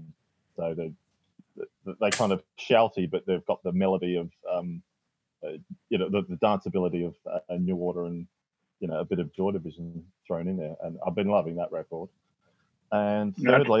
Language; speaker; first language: English; native; English